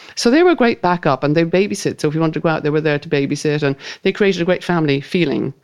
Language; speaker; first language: English; native; English